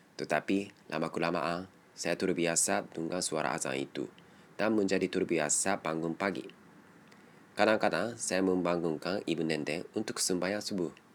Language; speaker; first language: Indonesian; non-native, learner; Japanese